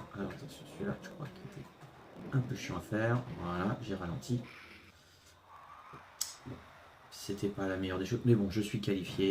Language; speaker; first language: French; native; French